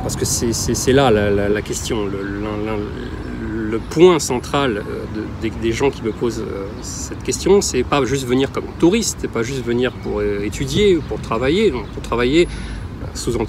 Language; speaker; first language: French; native; French